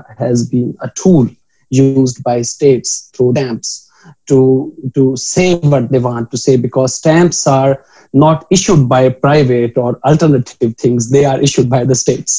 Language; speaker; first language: English; non-native, local second language; Urdu